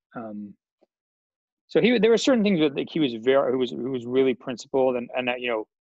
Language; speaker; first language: English; native; English